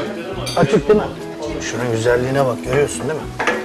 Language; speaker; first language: Turkish; native; Turkish